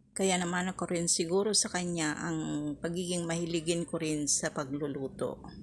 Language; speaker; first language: Filipino; non-native, local second language; Iloko